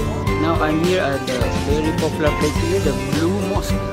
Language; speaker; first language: English; non-native, learner; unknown